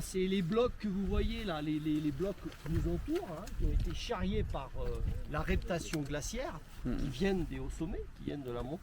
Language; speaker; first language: French; native; French